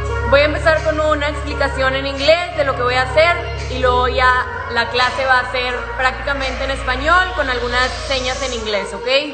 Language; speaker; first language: Spanish; native; Spanish